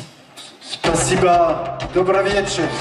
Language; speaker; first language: Russian; non-native, learner; French